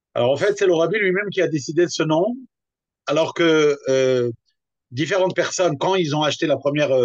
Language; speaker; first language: French; native; French